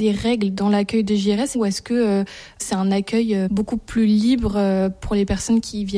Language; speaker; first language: French; native; French